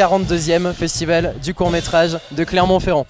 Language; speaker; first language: French; native; French